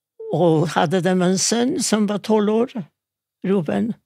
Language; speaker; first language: Norwegian; non-native, fluent; Yiddish